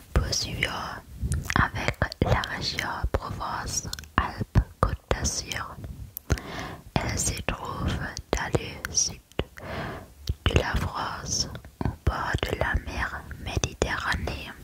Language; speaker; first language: French; non-native, learner; German